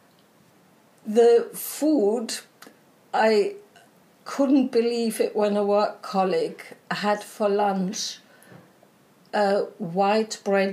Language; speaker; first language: English; non-native, fluent; German